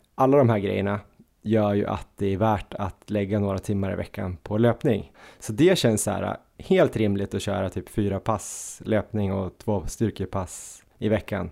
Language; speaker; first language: Swedish; native; Swedish